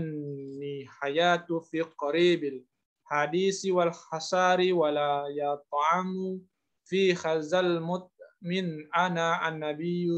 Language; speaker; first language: Arabic; non-native, learner; Indonesian